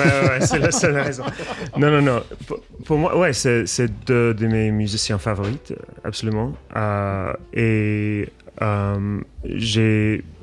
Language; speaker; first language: French; non-native, fluent; English